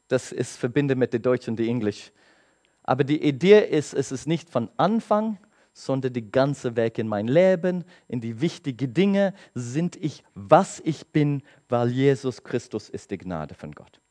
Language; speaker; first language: German; non-native, learner; English